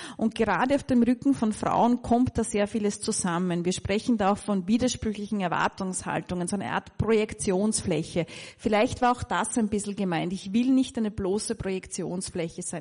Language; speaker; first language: German; native; German